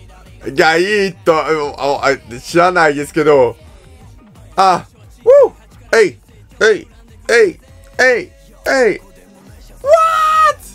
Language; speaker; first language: Japanese; non-native, learner; English